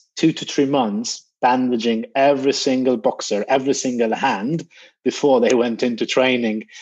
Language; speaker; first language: English; non-native, fluent; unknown